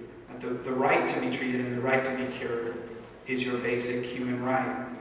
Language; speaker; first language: English; native; English